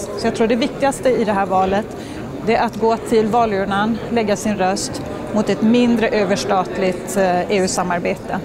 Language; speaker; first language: Swedish; native; Swedish